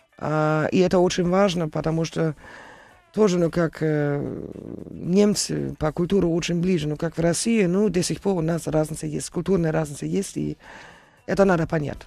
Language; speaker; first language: Russian; non-native, learner; German